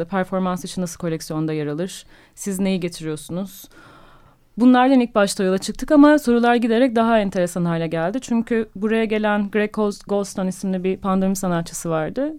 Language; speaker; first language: Turkish; native; Turkish